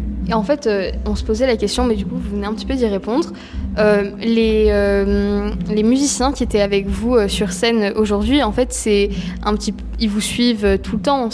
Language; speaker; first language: French; native; French